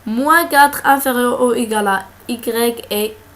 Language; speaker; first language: French; non-native, local second language; Arabic